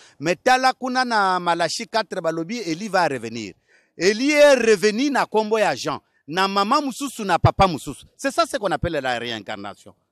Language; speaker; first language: Lingala; non-native, local second language; Luba-Lulua